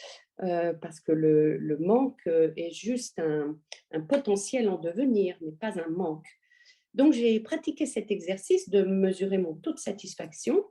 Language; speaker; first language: French; native; French